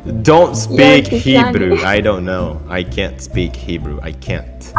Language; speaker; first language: English; non-native, fluent; Indonesian